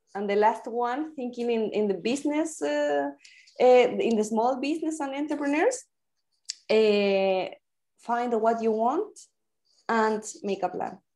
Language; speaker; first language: English; non-native, fluent; Spanish